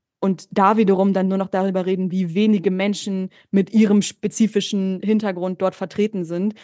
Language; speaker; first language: German; native; German